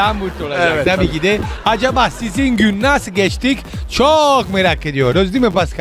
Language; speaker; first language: Turkish; non-native, learner; Italian